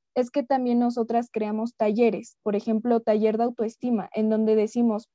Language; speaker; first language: Spanish; native; Spanish